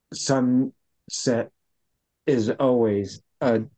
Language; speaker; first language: English; native; English